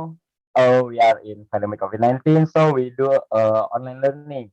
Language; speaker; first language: English; non-native, learner; Indonesian